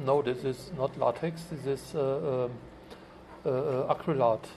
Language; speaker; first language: English; non-native, fluent; German